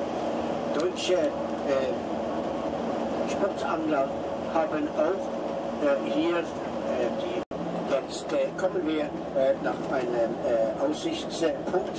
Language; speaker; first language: German; non-native, fluent; Norwegian